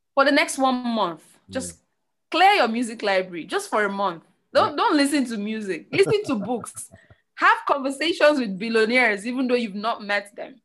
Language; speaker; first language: English; non-native, local second language; Igbo